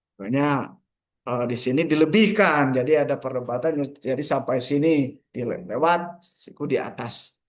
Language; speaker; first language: Indonesian; non-native, local second language; Sundanese